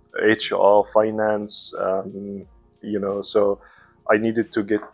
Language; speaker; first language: English; non-native, fluent; Arabic